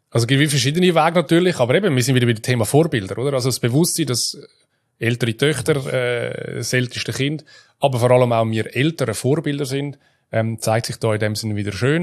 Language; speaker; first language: German; native; German